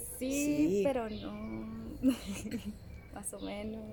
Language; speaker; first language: Italian; non-native, learner; Spanish